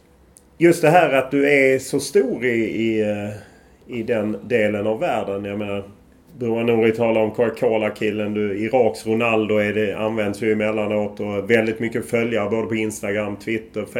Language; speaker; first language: Swedish; native; Swedish